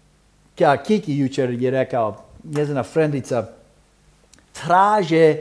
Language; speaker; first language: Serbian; early bilingual, heritage; Serbian